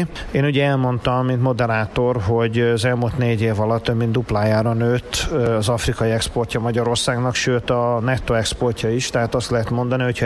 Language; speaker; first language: Hungarian; native; Hungarian